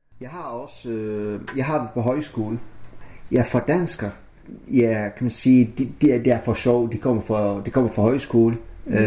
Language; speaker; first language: Danish; non-native, learner; Arabic